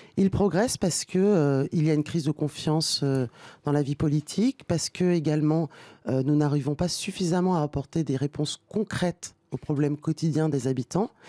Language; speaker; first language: French; native; French